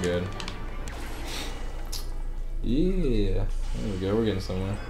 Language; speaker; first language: English; native; English